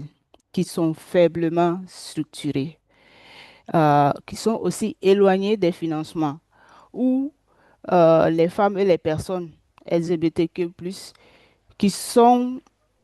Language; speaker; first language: French; non-native, local second language; Susu